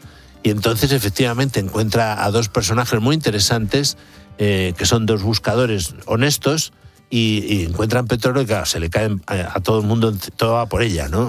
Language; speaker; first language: Spanish; native; Spanish